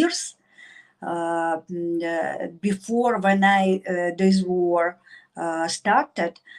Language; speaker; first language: English; non-native, learner; Russian